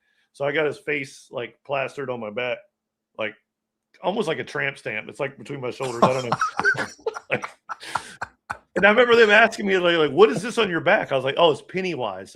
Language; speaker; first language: English; native; English